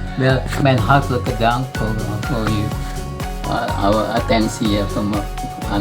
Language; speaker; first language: Dutch; non-native, fluent; Indonesian